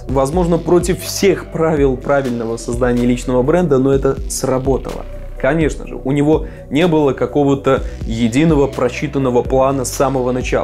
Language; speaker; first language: Russian; native; Russian